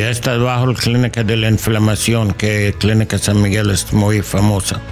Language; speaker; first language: Spanish; non-native, learner; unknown